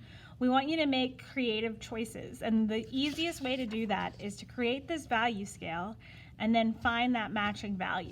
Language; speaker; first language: English; native; English